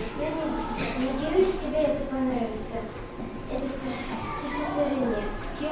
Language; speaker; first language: Russian; non-native, local second language; Kazakh